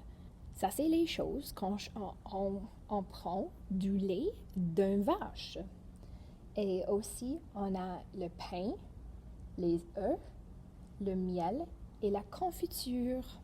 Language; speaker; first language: French; non-native, fluent; English